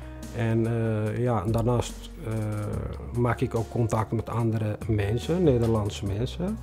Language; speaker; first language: Dutch; non-native, fluent; Tigrinya